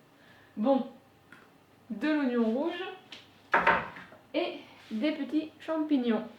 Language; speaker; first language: French; native; French